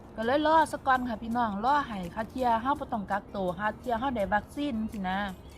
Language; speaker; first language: Thai; native; Thai